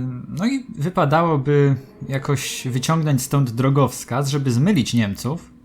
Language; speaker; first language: Polish; native; Polish